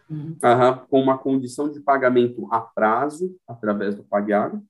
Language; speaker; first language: Portuguese; native; Portuguese